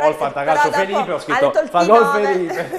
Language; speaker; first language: Italian; native; Italian